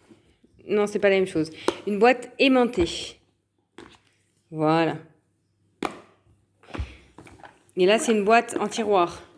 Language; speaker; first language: French; native; French